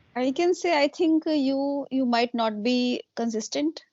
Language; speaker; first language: English; non-native, local second language; Hindi